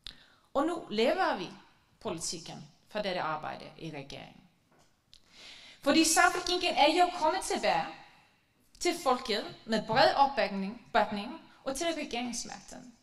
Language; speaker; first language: Danish; non-native, fluent; Icelandic